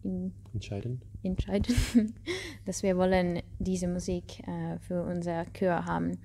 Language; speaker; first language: German; non-native, learner; Russian